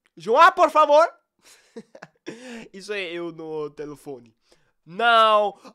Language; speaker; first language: Portuguese; non-native, learner; English